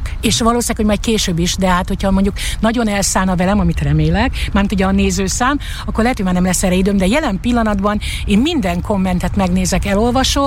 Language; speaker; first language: Hungarian; native; Hungarian